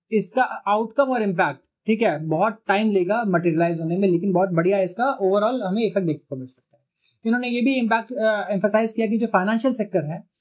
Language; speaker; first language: Hindi; native; Hindi